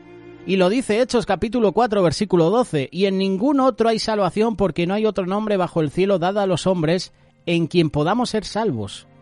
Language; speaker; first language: Spanish; native; Spanish